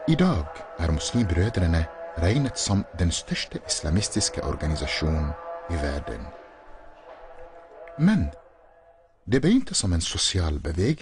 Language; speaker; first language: Norwegian; non-native, fluent; Arabic